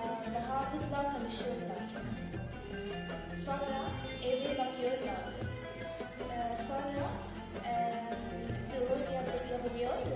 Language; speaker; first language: Turkish; non-native, learner; Arabic